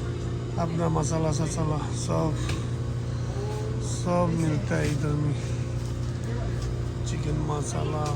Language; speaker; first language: Hindi; non-native, local second language; Tibetan